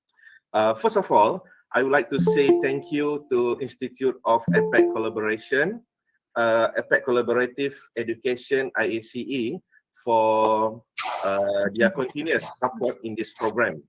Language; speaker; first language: English; non-native, fluent; Malay